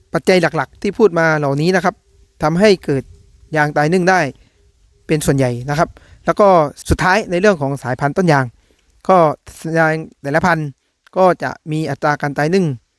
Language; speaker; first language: Thai; native; Thai